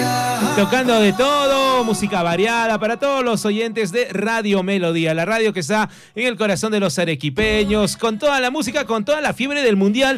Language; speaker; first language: Spanish; native; Spanish